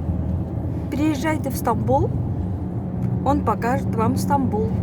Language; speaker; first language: Russian; non-native, local second language; Kyrgyz